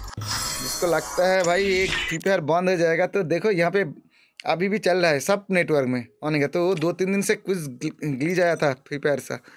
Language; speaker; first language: Hindi; non-native, local second language; Bangla